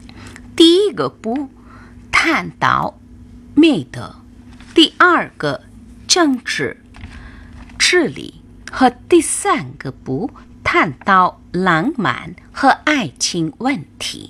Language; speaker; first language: Chinese; non-native, fluent; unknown